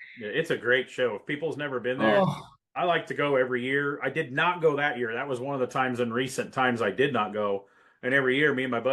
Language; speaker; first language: English; native; English